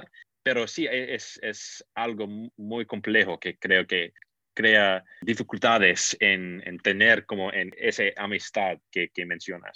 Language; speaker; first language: Spanish; non-native, fluent; English